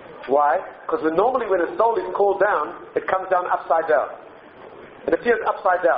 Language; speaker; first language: English; native; English